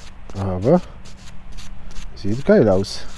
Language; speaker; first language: German; non-native, learner; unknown